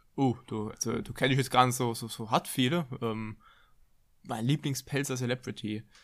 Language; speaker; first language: German; native; German